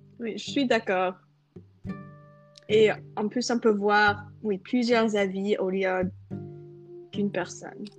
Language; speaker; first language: French; non-native, fluent; English